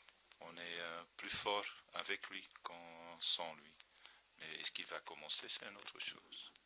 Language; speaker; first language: French; non-native, fluent; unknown